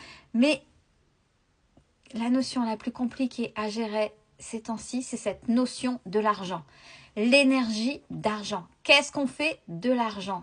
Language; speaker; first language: French; native; French